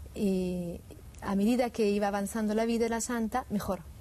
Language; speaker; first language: Spanish; non-native, fluent; Swiss German